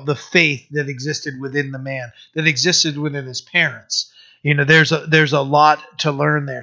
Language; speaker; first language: English; native; English